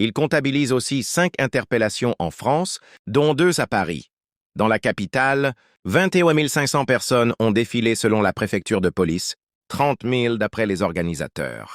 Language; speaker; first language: French; native; French